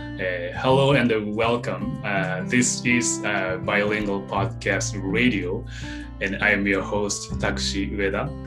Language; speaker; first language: English; non-native, fluent; Japanese